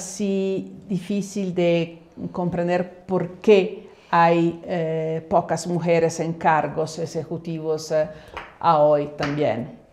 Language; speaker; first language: Spanish; non-native, fluent; Italian